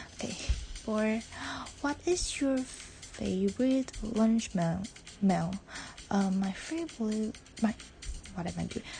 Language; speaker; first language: English; non-native, learner; Chinese